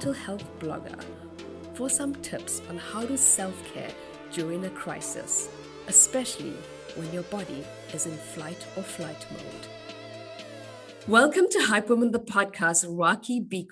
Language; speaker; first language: English; native; English